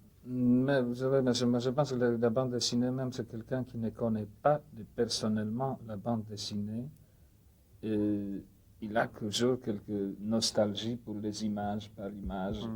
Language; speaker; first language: French; non-native, fluent; Polish